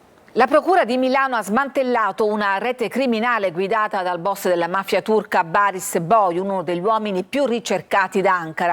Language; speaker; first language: Italian; native; Italian